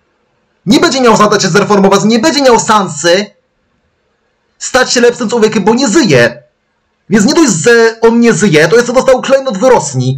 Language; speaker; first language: Polish; native; Polish